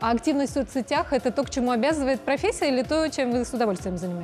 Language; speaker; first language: Russian; native; Russian